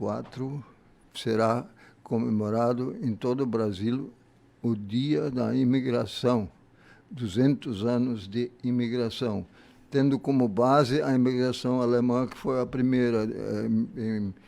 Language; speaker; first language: Portuguese; early bilingual, other home language; German